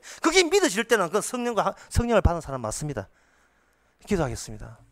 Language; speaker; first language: Korean; native; Korean